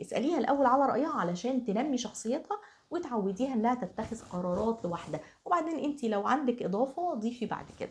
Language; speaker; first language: Arabic; native; Arabic